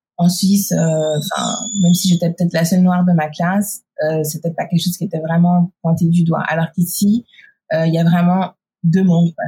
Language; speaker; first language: French; native; French